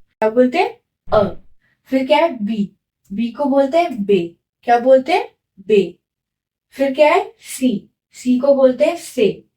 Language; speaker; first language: Hindi; native; Hindi